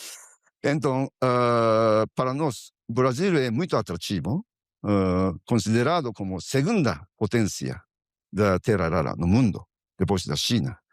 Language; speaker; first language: Portuguese; non-native, fluent; Japanese